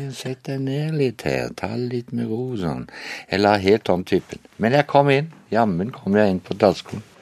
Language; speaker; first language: Norwegian; native; Norwegian